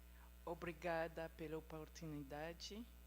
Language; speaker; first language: Portuguese; non-native, fluent; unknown